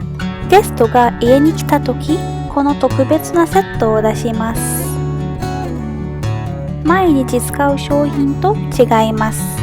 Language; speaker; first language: Japanese; non-native, fluent; Arabic